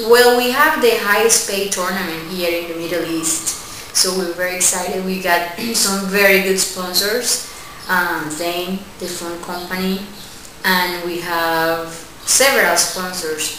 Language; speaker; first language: English; non-native, fluent; Spanish